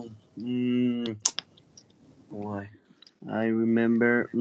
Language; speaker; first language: English; non-native, learner; Spanish